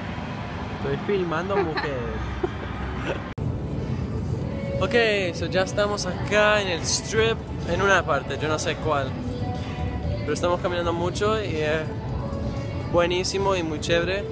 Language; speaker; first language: Spanish; early bilingual, heritage; Spanish